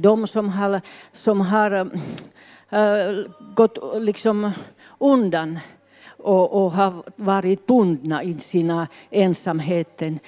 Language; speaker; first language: Swedish; non-native, fluent; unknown